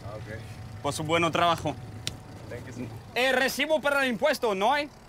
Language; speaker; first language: Spanish; non-native, learner; French